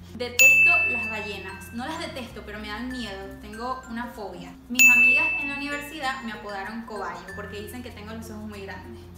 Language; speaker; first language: Spanish; native; Spanish